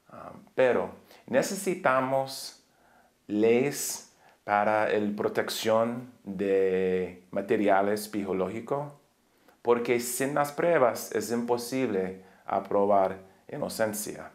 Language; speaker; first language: Spanish; non-native, learner; English